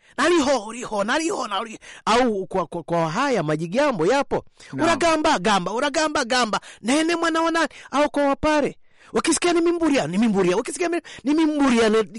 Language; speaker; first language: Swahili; native; Swahili